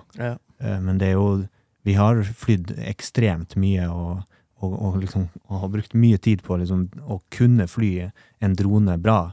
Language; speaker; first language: Norwegian; native; Norwegian